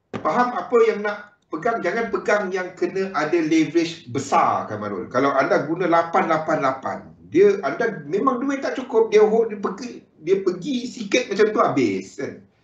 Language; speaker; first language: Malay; native; Malay